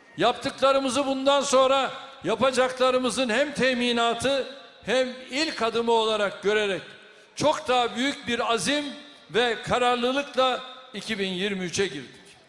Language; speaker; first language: Turkish; native; Turkish